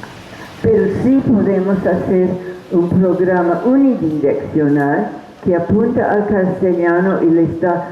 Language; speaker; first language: Spanish; non-native, fluent; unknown